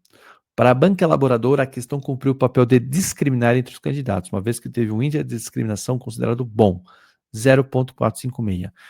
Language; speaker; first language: Portuguese; native; Portuguese